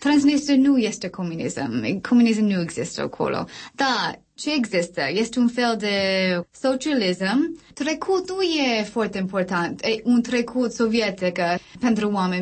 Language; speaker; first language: Romanian; non-native, learner; English